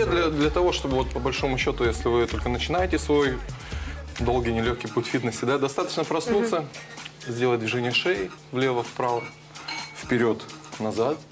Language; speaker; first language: Russian; native; Russian